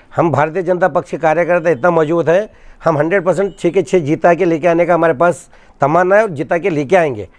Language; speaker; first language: Hindi; non-native, local second language; Kannada